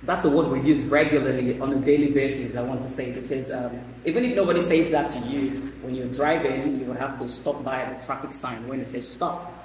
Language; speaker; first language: English; non-native, local second language; Yoruba